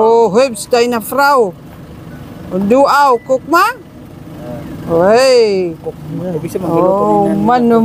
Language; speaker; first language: German; non-native, learner; Filipino